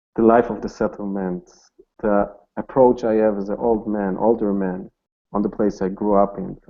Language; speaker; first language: English; non-native, fluent; Hebrew